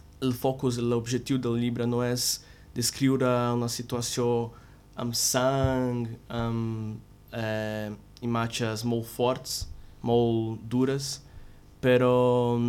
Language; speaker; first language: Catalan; non-native, learner; Portuguese